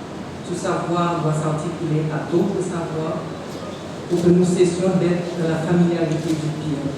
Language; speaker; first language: French; non-native, local second language; Haitian Creole